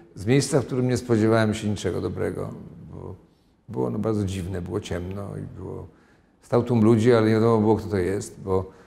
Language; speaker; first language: Polish; native; Polish